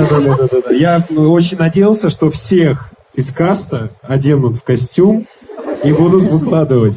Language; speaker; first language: Russian; native; Russian